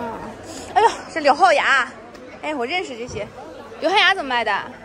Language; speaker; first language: Chinese; native; Chinese